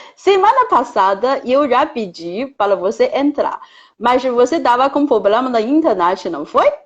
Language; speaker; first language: Portuguese; non-native, fluent; Chinese